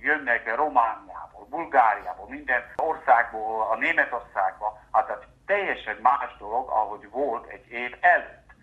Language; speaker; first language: Hungarian; non-native, fluent; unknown